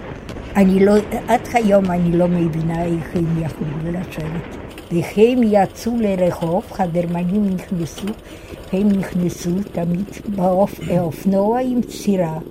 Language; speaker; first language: Hebrew; non-native, fluent; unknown